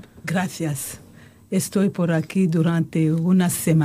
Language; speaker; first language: Spanish; non-native, fluent; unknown